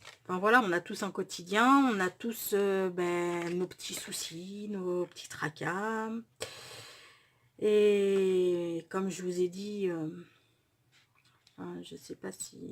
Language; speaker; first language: French; native; French